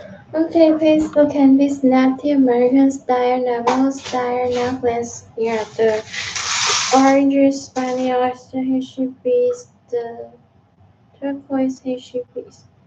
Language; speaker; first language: English; non-native, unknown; Chinese